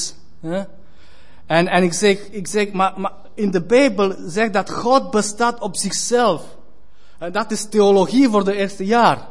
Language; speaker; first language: Dutch; non-native, fluent; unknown